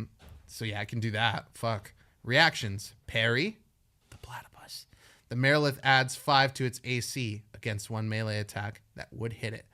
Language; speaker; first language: English; native; English